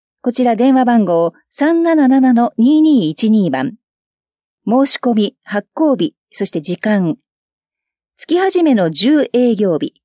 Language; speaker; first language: Japanese; native; Japanese